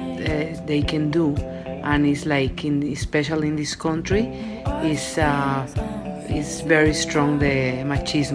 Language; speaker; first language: English; non-native, fluent; Spanish